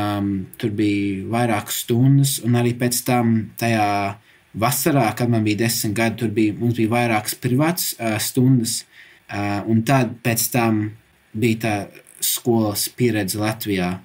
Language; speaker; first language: Latvian; early bilingual, heritage; English